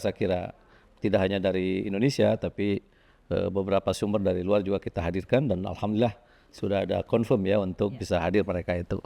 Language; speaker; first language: Indonesian; native; Indonesian